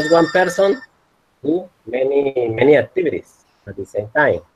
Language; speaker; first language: English; non-native, learner; Spanish